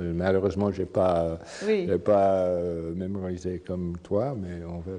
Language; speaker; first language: French; non-native, fluent; English